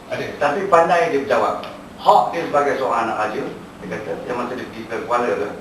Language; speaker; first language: Malay; native; Malay